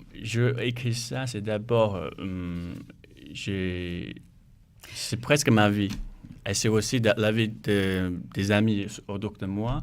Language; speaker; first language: French; non-native, learner; Chinese